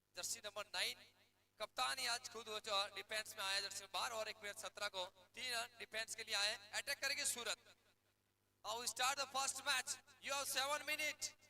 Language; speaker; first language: Hindi; non-native, local second language; Gujarati